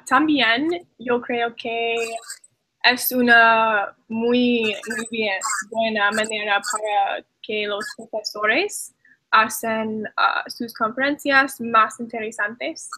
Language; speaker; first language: Spanish; non-native, learner; English